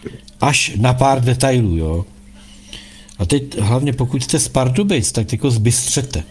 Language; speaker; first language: Czech; native; Czech